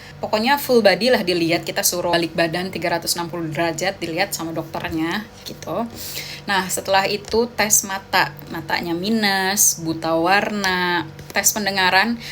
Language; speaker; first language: Indonesian; native; Indonesian